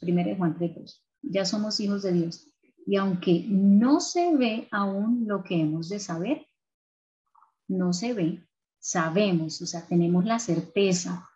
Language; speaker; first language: Spanish; native; Spanish